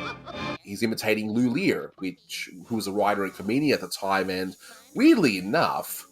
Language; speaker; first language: English; native; English